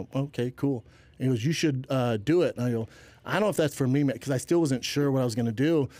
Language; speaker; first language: English; native; English